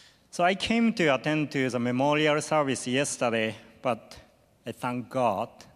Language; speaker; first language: English; non-native, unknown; Japanese